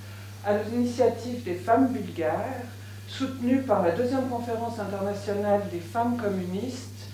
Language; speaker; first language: French; native; French